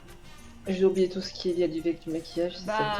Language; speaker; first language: French; native; French